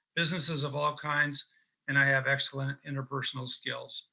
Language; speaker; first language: English; native; English